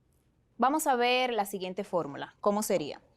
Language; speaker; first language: Spanish; native; Spanish